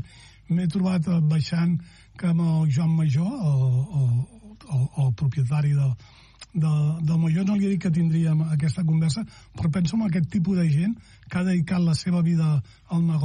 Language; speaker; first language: Catalan; native; Catalan